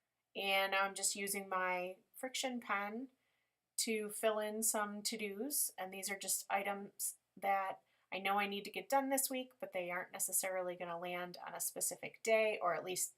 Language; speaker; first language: English; native; English